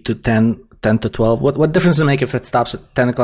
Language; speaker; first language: English; non-native, fluent; Russian